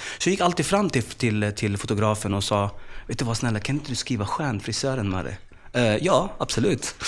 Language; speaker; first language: Swedish; early bilingual, other home language; Arabic